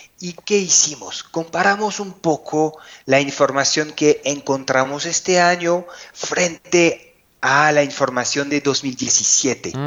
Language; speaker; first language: Spanish; non-native, fluent; French